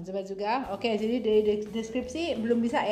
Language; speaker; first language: Indonesian; native; Indonesian